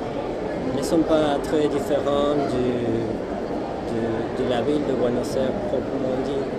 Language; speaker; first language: French; non-native, fluent; Spanish